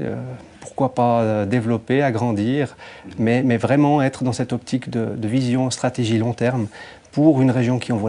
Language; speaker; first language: French; native; French